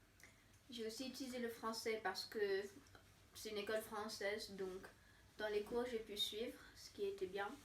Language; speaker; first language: French; non-native, fluent; English